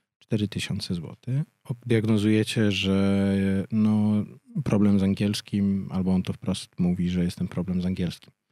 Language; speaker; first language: Polish; native; Polish